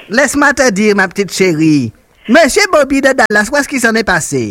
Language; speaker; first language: French; non-native, local second language; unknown